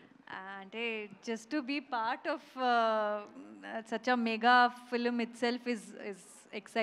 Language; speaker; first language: Telugu; non-native, local second language; Kannada